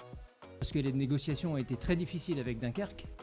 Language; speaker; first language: French; native; French